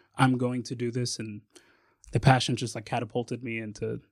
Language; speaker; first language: English; native; English